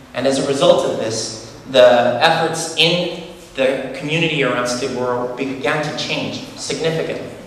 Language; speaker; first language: English; native; English